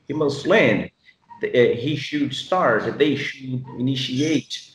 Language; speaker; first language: English; non-native, fluent; Portuguese